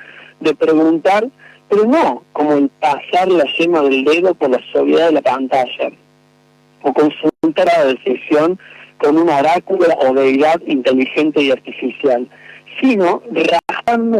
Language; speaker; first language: Spanish; native; Spanish